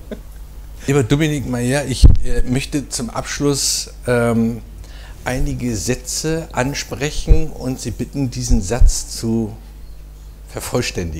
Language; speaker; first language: German; native; German